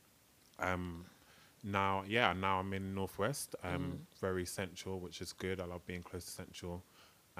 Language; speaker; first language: English; native; English